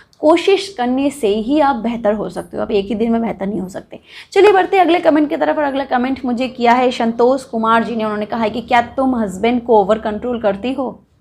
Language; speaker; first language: Hindi; non-native, local second language; Bangla